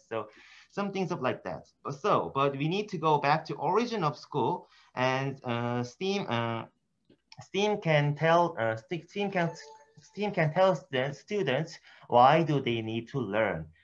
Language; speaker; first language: English; non-native, fluent; Korean